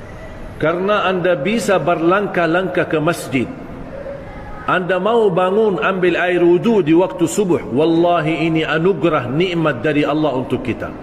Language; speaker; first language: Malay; non-native, fluent; Arabic